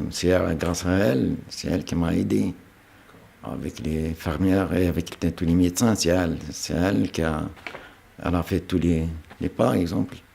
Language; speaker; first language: French; non-native, fluent; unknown